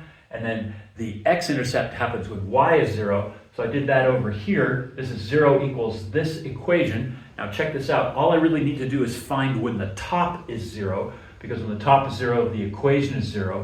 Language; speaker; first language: English; native; English